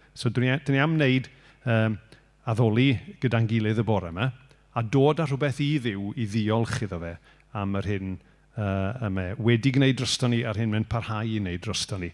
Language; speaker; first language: Welsh; native; Welsh